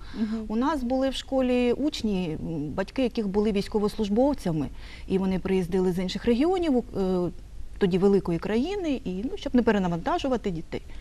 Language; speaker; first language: Ukrainian; native; Ukrainian